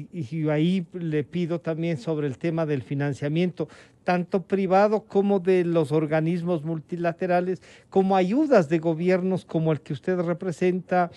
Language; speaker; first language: Spanish; native; Spanish